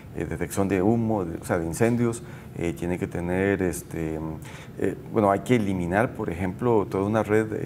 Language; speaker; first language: Spanish; native; Spanish